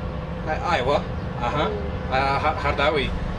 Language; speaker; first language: Arabic; non-native, learner; English